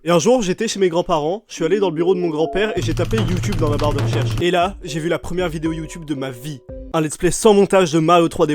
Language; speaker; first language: French; native; French